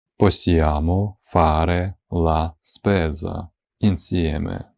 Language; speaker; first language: Italian; non-native, fluent; Ukrainian